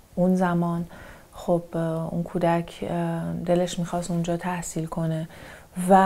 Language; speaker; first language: Persian; native; Persian